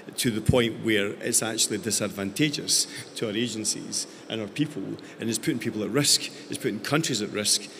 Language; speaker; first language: English; native; English